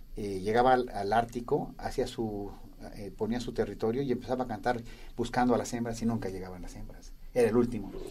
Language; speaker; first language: Spanish; native; Spanish